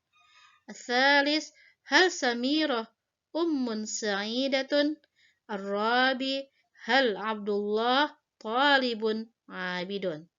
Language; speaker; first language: Arabic; non-native, fluent; Indonesian